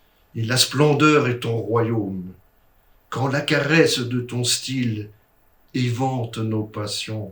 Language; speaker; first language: French; native; French